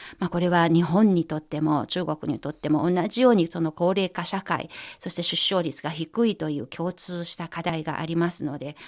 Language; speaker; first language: Japanese; non-native, fluent; Chinese